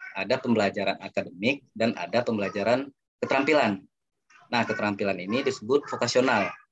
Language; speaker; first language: Indonesian; non-native, local second language; Minangkabau